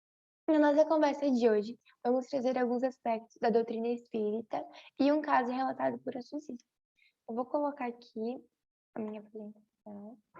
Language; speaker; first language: Portuguese; native; Portuguese